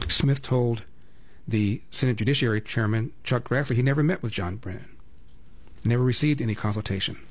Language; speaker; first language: English; native; English